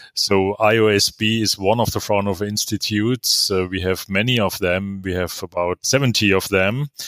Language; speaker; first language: English; non-native, fluent; German